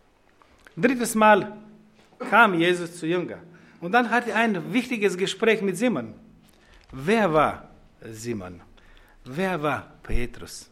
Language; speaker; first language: German; non-native, fluent; Croatian